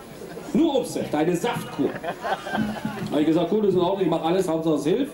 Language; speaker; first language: German; native; German